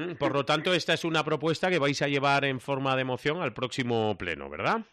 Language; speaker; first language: Spanish; native; Spanish